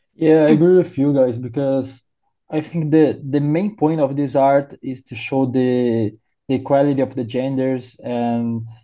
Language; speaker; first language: English; non-native, learner; Portuguese